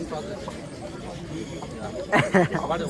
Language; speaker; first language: English; non-native, fluent; Nepali